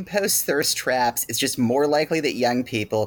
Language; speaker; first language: English; native; English